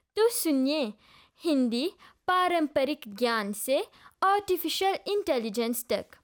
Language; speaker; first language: Hindi; non-native, local second language; Morisyen